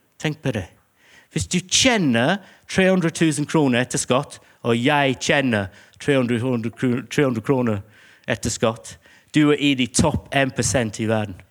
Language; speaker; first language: Norwegian; non-native, fluent; English